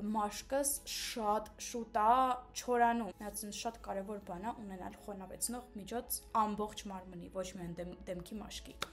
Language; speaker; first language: Armenian; early bilingual, heritage; Armenian